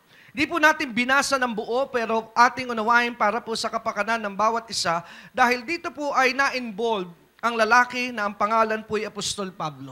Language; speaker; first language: Filipino; native; Filipino